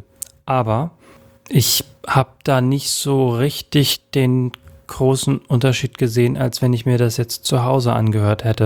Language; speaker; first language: German; native; German